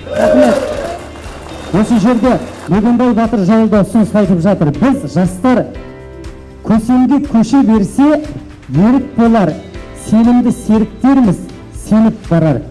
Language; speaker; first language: Kazakh; native; Kazakh